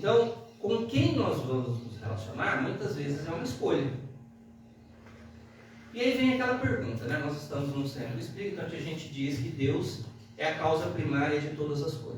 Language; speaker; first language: Portuguese; native; Portuguese